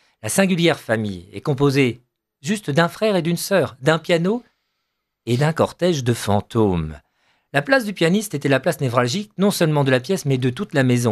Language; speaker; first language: French; native; French